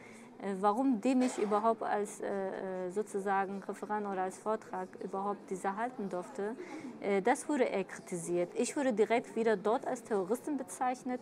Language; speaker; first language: German; early bilingual, other home language; Kurdish